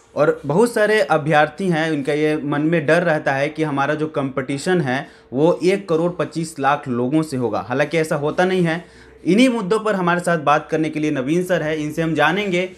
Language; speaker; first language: Hindi; native; Hindi